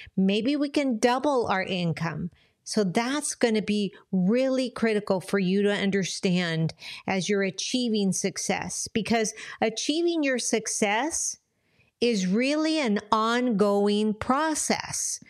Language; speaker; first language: English; early bilingual, other home language; Spanish